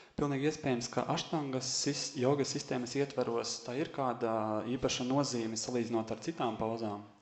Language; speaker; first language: Latvian; native; Latvian